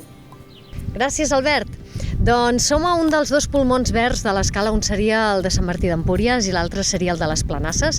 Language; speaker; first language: Catalan; native; Catalan